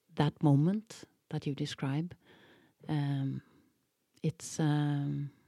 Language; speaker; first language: English; non-native, fluent; Norwegian